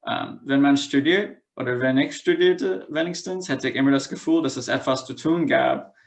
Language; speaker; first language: German; non-native, fluent; English